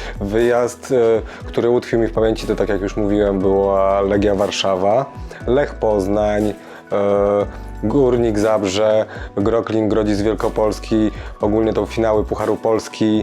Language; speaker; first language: Polish; native; Polish